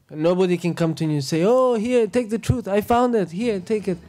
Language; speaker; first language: English; non-native, fluent; Spanish